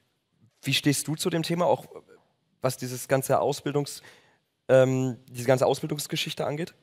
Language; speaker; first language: German; native; German